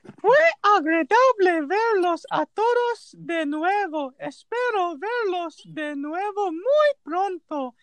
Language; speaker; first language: Spanish; non-native, learner; English